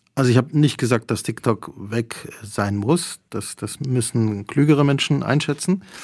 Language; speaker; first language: German; early bilingual, other home language; Polish